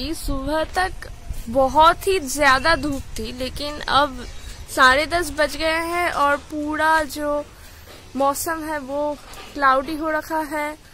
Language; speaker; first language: Hindi; non-native, local second language; Bangla